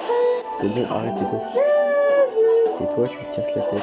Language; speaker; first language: French; native; French